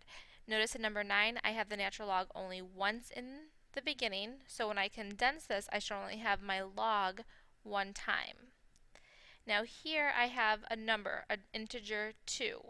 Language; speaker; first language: English; native; English